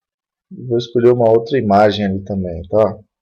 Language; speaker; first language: Portuguese; native; Portuguese